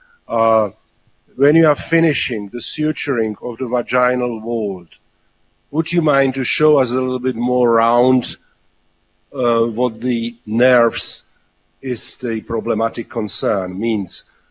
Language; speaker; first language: English; non-native, fluent; Czech